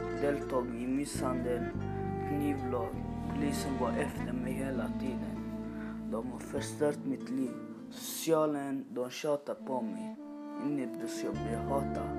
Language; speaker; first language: Swedish; non-native, learner; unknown